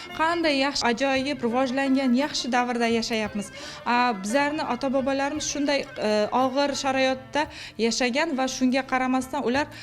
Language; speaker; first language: Uzbek; non-native, local second language; Kara-Kalpak